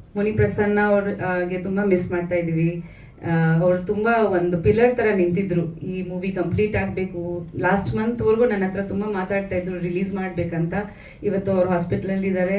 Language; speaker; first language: Kannada; non-native, fluent; Bangla